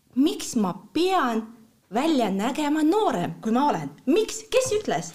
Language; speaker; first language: Estonian; non-native, fluent; Russian